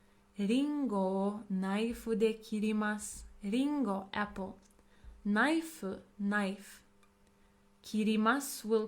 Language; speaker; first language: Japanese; non-native, fluent; English